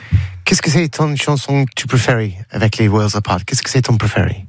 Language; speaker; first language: French; non-native, learner; English